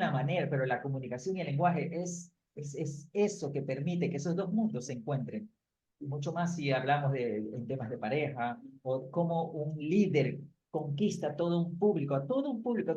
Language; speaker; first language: Spanish; native; Spanish